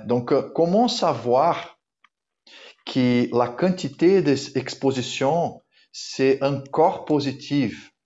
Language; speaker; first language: French; non-native, fluent; Portuguese